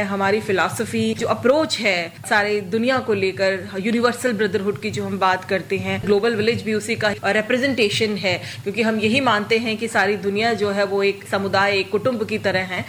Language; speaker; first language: Hindi; native; Hindi